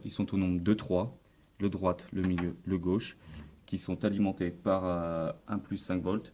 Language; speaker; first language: French; native; French